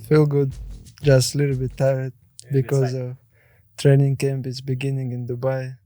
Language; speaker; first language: English; non-native, learner; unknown